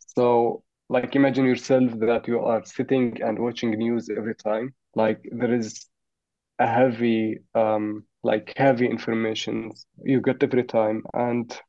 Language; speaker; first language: English; non-native, fluent; Arabic